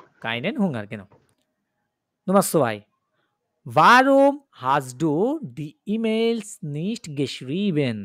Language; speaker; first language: German; non-native, fluent; Bangla